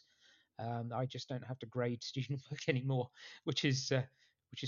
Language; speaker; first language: English; native; English